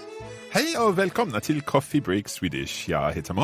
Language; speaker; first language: Swedish; non-native, learner; English